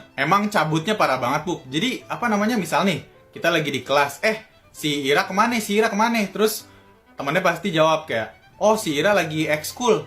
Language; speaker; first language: Indonesian; native; Indonesian